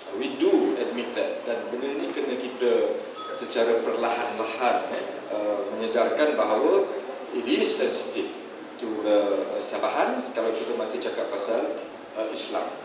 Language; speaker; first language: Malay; native; Malay